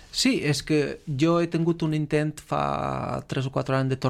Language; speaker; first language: Catalan; non-native, fluent; Romanian